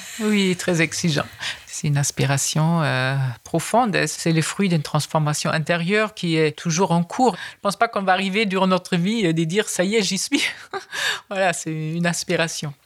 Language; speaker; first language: French; non-native, fluent; German